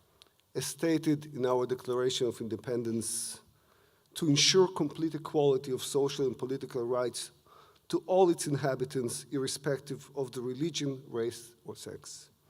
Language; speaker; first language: English; non-native, fluent; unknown